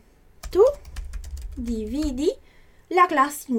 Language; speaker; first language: Italian; non-native, fluent; Portuguese